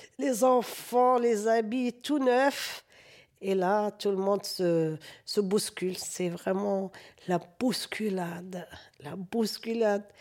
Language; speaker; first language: French; non-native, local second language; Arabic